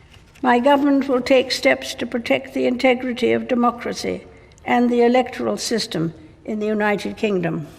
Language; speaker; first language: English; native; English